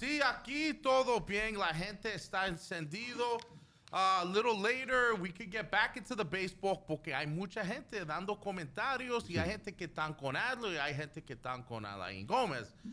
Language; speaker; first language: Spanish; early bilingual, heritage; Spanish